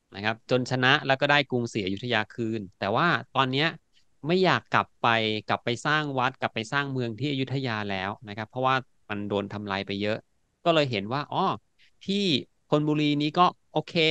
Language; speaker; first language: Thai; native; Thai